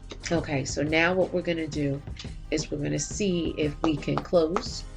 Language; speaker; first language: English; native; English